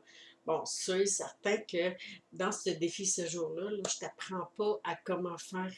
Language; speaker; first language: French; native; French